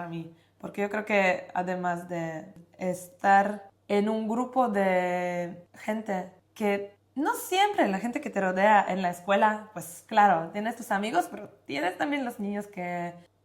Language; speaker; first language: Spanish; non-native, fluent; Polish